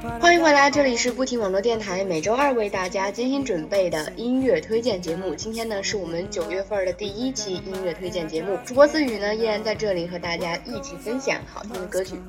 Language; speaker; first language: Chinese; native; Chinese